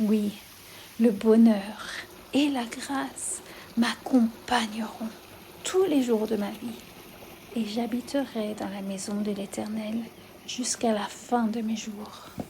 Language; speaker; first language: French; native; French